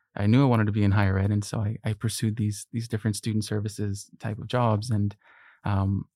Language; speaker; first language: English; early bilingual, other home language; Spanish